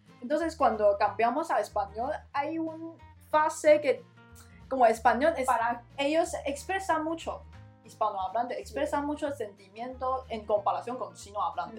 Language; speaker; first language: Spanish; non-native, learner; Chinese